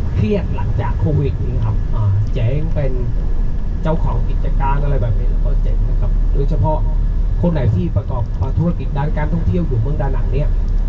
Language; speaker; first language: Thai; non-native, fluent; Vietnamese